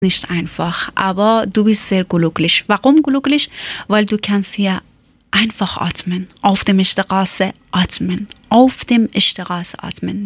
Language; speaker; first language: German; non-native, learner; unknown